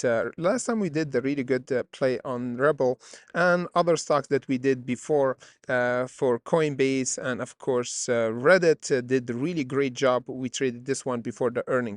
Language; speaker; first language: English; non-native, fluent; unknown